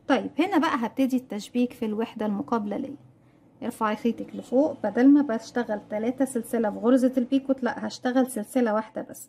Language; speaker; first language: Arabic; native; Arabic